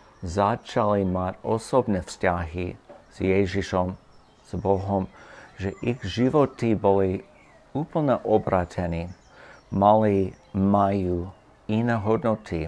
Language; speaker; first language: Slovak; non-native, fluent; English